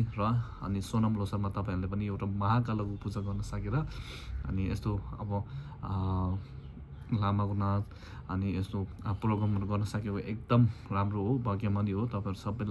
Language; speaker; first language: Nepali; non-native, local second language; Tibetan